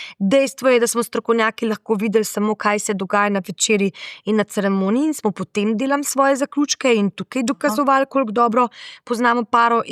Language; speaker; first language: Slovenian; native; Slovenian